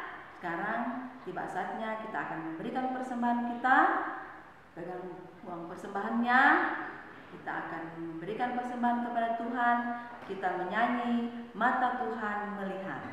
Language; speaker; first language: Indonesian; native; Indonesian